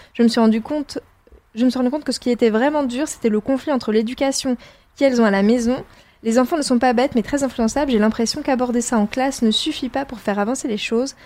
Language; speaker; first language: French; native; French